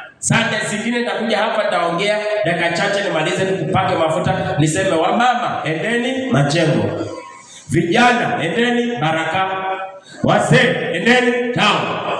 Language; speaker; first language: Swahili; non-native, local second language; Luyia